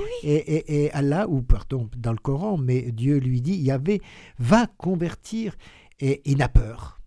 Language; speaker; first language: French; native; French